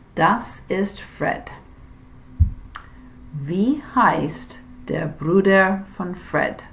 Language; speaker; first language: German; non-native, fluent; English